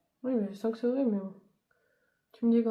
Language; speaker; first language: French; native; French